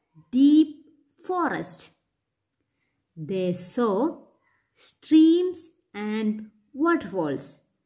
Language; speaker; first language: English; non-native, local second language; Malayalam